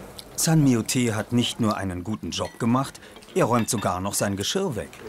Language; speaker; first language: German; native; German